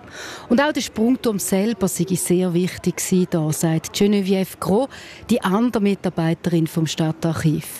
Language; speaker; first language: German; native; German